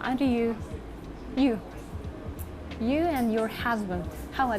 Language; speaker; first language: English; non-native, learner; Kazakh